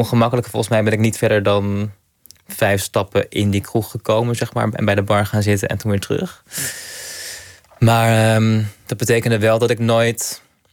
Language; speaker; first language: Dutch; native; Dutch